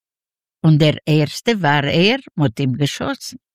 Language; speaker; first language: German; non-native, learner; Yiddish